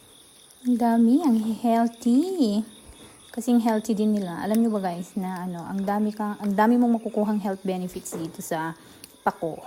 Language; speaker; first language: Filipino; non-native, local second language; Iloko